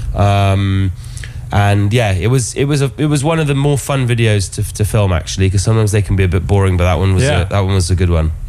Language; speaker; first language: English; native; English